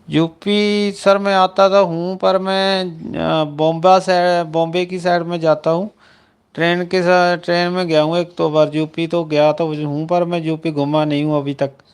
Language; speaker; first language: Hindi; non-native, local second language; Punjabi